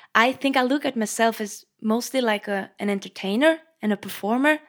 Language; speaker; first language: English; non-native, fluent; Norwegian